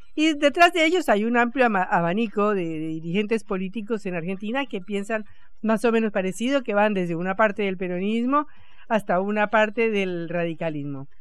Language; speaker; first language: Spanish; native; Spanish